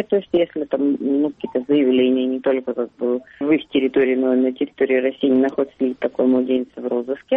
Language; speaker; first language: Russian; native; Russian